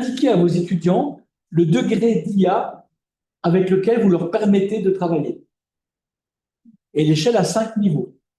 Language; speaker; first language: French; native; French